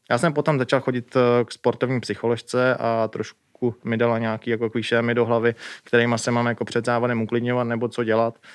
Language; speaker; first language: Czech; native; Czech